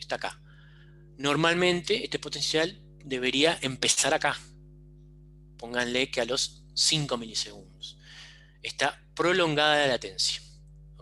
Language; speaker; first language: Spanish; native; Spanish